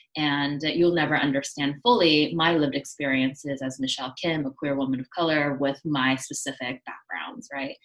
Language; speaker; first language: English; early bilingual, other home language; Korean